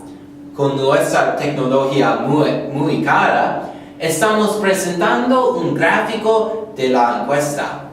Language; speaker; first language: Spanish; non-native, learner; English